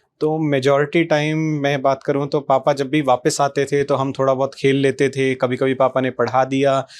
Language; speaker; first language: Hindi; native; Hindi